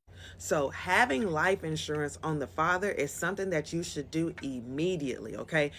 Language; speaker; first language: English; native; English